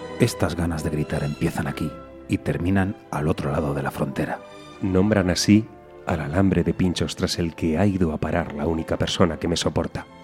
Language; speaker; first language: Spanish; native; Spanish